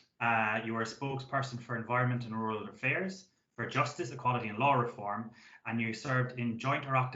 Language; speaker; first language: English; native; English